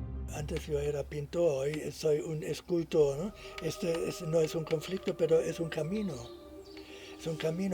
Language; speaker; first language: Spanish; non-native, fluent; German